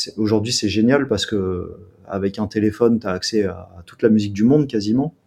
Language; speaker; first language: French; native; French